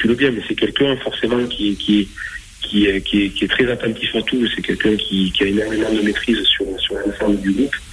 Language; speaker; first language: French; native; French